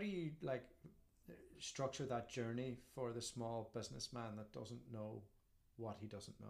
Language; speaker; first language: English; native; English